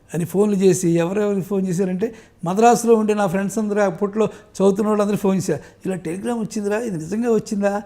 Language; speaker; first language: Telugu; native; Telugu